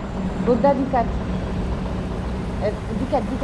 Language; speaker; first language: Turkish; non-native, learner; French